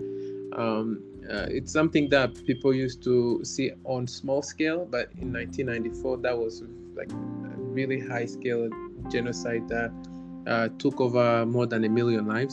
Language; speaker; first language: English; non-native, local second language; Kinyarwanda